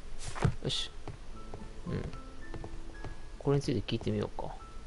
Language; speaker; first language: Japanese; native; Japanese